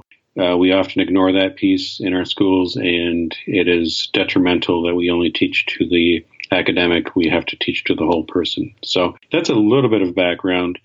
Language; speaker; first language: English; native; English